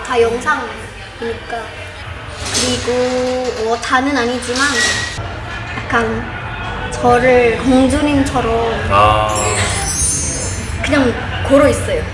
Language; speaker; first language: Korean; non-native, fluent; Indonesian